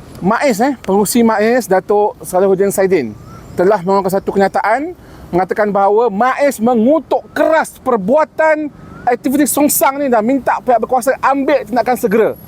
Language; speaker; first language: Malay; native; Malay